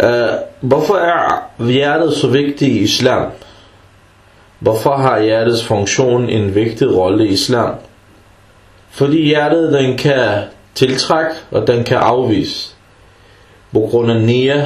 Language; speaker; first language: Danish; early bilingual, other home language; Arabic